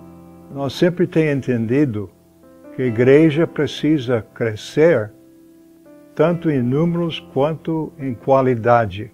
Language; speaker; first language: Portuguese; non-native, fluent; English